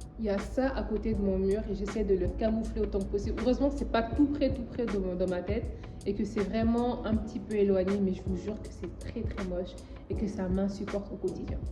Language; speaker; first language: French; non-native, local second language; Wolof